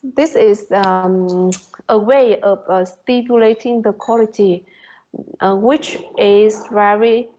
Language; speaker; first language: English; non-native, fluent; Vietnamese